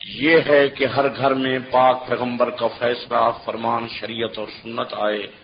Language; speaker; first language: Urdu; non-native, local second language; Saraiki